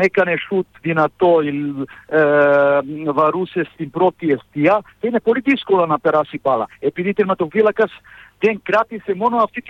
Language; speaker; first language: Greek; non-native, fluent; Serbian